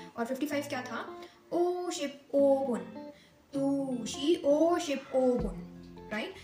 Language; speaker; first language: Urdu; native; Urdu